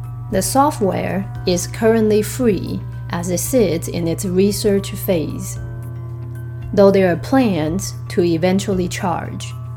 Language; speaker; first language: English; non-native, fluent; Chinese